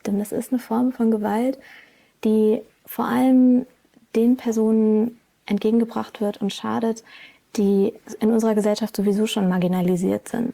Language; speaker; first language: German; native; German